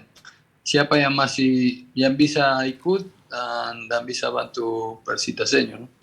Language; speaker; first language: Indonesian; non-native, fluent; Spanish